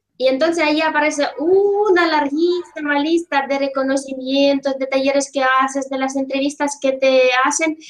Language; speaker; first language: Spanish; non-native, fluent; Russian